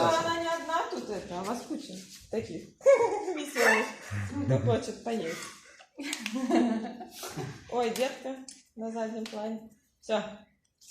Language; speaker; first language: Russian; native; Russian